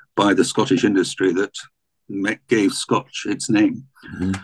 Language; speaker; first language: English; native; English